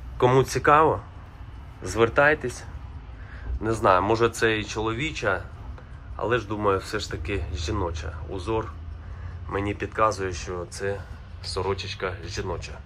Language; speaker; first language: Ukrainian; native; Ukrainian